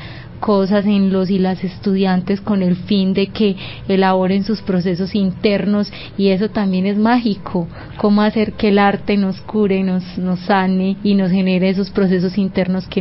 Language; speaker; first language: Spanish; native; Spanish